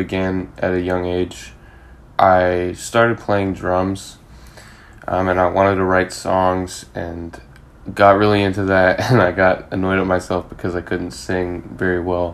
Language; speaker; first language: English; native; English